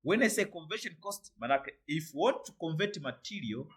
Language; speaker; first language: English; non-native, local second language; Swahili